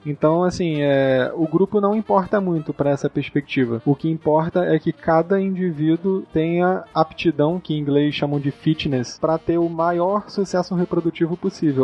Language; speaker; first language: Portuguese; native; Portuguese